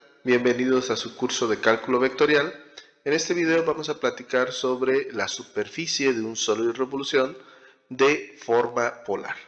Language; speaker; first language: Spanish; native; Spanish